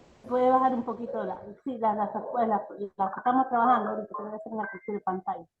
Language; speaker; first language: Spanish; native; Spanish